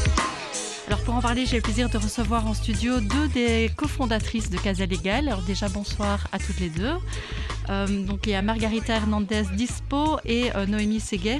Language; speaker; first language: French; native; French